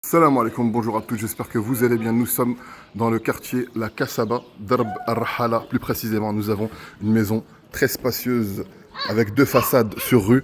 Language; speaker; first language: French; non-native, local second language; Arabic